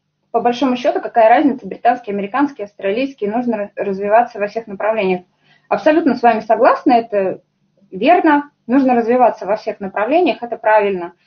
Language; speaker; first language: Russian; native; Russian